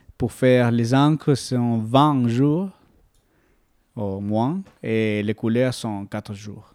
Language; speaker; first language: French; non-native, learner; Spanish